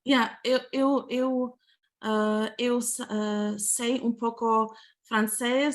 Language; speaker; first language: Portuguese; non-native, learner; Ukrainian